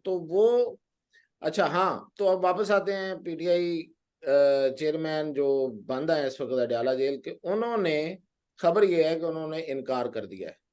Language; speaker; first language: Urdu; non-native, local second language; Punjabi